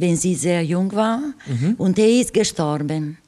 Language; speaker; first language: German; non-native, fluent; Italian